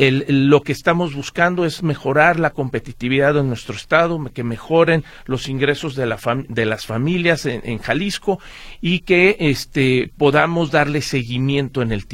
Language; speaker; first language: Spanish; native; Spanish